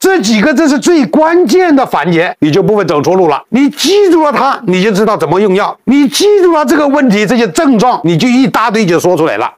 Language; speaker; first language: Chinese; native; Chinese